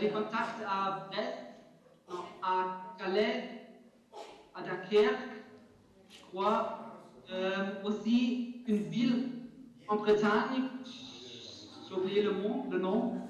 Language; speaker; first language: French; non-native, fluent; German